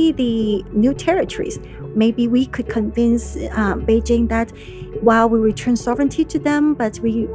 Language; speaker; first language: English; non-native, local second language; Cantonese